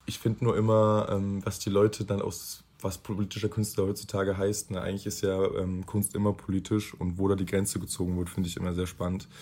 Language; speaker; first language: German; native; German